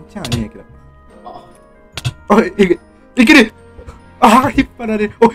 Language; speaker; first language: Japanese; native; Japanese